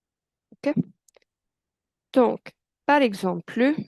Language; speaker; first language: French; non-native, fluent; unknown